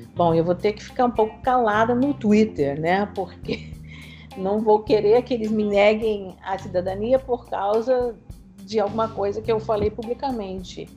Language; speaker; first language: Portuguese; non-native, fluent; English